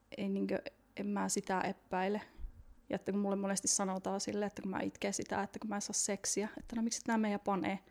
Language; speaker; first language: Finnish; native; Finnish